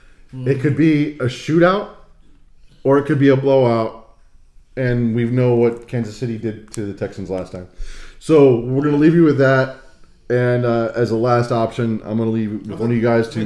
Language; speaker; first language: English; native; English